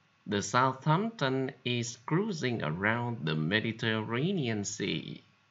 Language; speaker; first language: English; non-native, fluent; Vietnamese